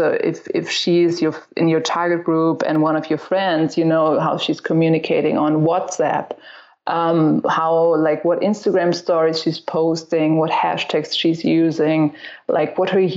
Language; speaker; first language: English; non-native, fluent; German